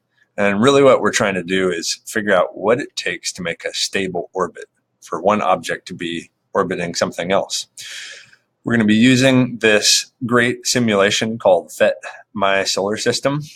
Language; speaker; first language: English; native; English